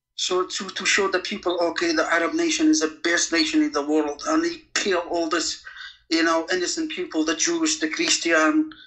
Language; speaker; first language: English; non-native, fluent; Kurdish